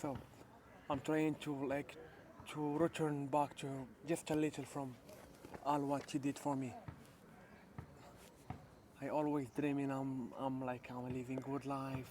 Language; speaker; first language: English; non-native, learner; Arabic